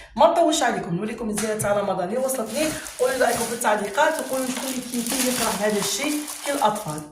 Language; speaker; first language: Arabic; native; Arabic